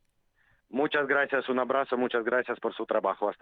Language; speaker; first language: Spanish; non-native, fluent; Ukrainian